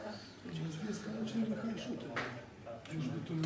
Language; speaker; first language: Russian; non-native, learner; Serbian